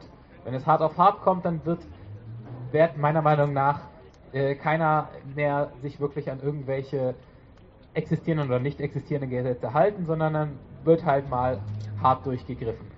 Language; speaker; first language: German; native; German